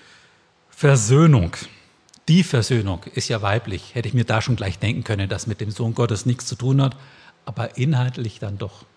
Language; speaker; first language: German; native; German